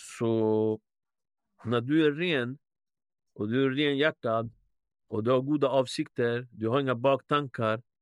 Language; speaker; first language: Swedish; early bilingual, other home language; Spanish